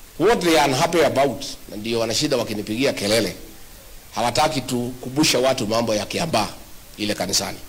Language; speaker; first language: Swahili; native; Swahili